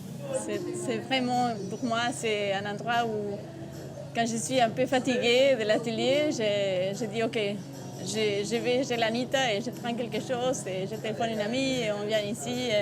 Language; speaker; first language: French; non-native, fluent; Spanish